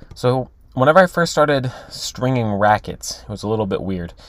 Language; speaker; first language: English; native; English